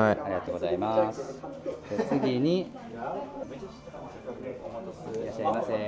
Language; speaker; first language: Japanese; native; Japanese